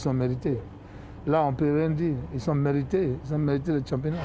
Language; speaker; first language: French; non-native, learner; English